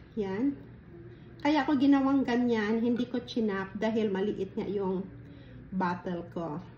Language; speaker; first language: Filipino; non-native, local second language; Cebuano